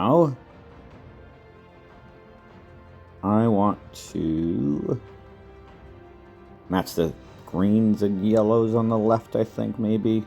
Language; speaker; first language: English; native; English